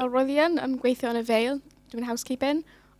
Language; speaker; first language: Welsh; non-native, local second language; English